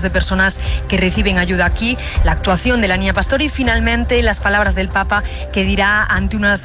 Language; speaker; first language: Spanish; native; Spanish